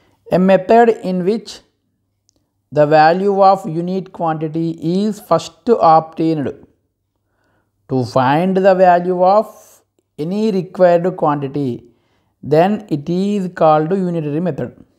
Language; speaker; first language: English; non-native, local second language; Telugu